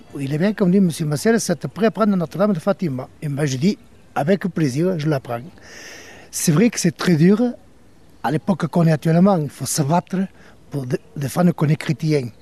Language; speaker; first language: French; non-native, fluent; Portuguese